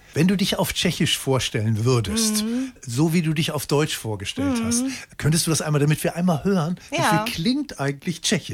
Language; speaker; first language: German; native; German